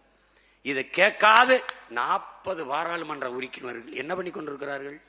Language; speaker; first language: Tamil; native; Tamil